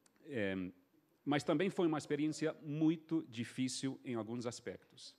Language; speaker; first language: Portuguese; non-native, fluent; English